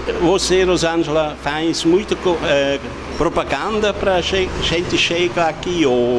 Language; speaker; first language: Portuguese; non-native, learner; German